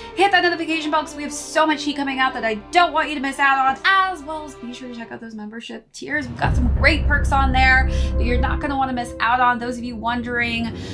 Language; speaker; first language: English; native; English